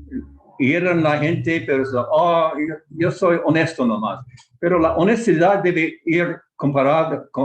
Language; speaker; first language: Spanish; non-native, fluent; English